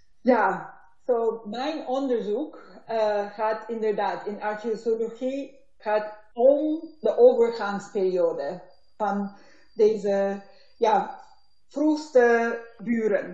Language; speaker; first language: Dutch; non-native, learner; Turkish